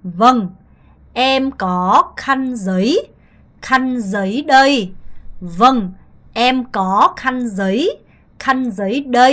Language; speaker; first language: Vietnamese; non-native, fluent; Korean